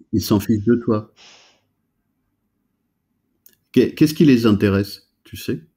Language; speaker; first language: French; native; French